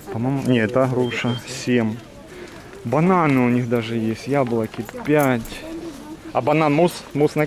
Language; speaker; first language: Russian; native; Russian